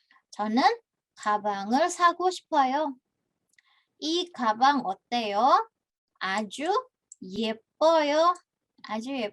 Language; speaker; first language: Korean; non-native, fluent; Indonesian